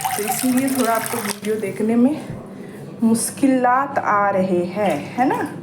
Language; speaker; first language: Hindi; non-native, local second language; Bangla